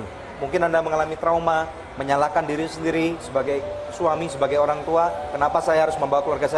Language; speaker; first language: Indonesian; native; Indonesian